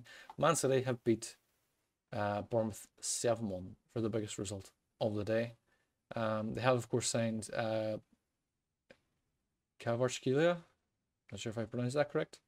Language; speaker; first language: English; native; English